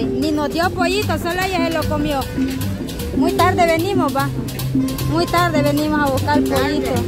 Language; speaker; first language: Spanish; native; Spanish